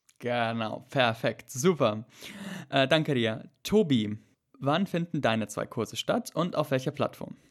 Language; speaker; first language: German; native; German